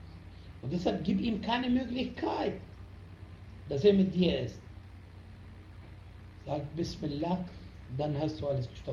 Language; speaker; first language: German; non-native, fluent; Arabic